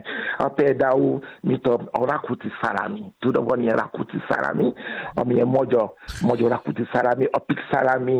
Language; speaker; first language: Hungarian; non-native, learner; Yoruba